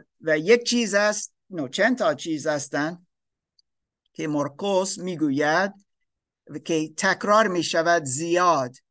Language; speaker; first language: Persian; non-native, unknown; German